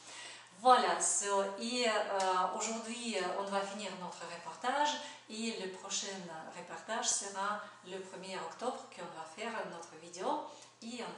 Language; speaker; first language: French; non-native, fluent; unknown